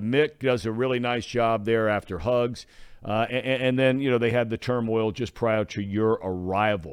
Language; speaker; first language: English; native; English